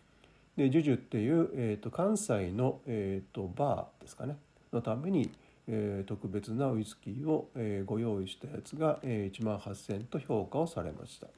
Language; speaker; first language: Japanese; native; Japanese